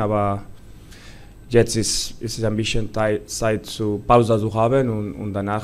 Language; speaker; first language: German; non-native, fluent; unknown